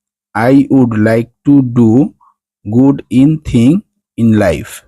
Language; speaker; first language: English; non-native, fluent; Bangla